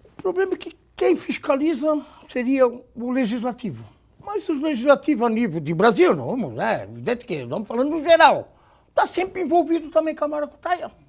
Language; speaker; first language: Portuguese; native; Portuguese